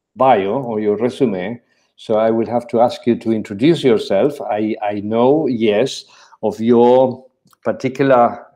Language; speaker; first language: English; non-native, fluent; Spanish